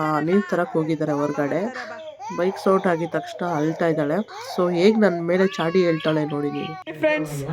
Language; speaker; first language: Kannada; native; Kannada